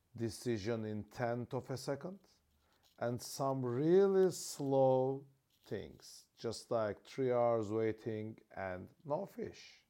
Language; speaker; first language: English; non-native, fluent; Turkish